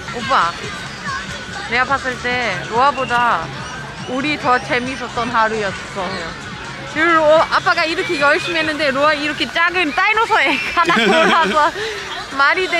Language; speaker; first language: Korean; non-native, learner; German